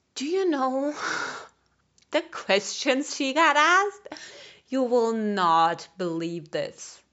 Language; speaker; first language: English; non-native, fluent; German